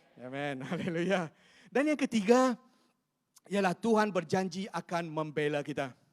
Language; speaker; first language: Malay; non-native, local second language; Chinese